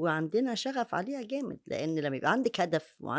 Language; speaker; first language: Arabic; native; Arabic